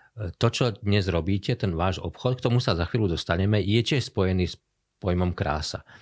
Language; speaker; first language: Slovak; native; Slovak